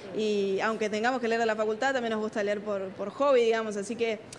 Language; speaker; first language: Spanish; native; Spanish